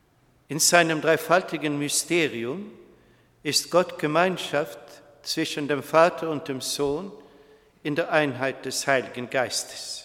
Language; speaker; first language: German; non-native, fluent; Swedish